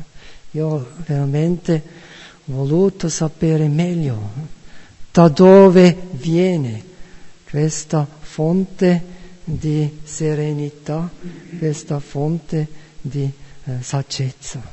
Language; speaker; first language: Italian; non-native, fluent; German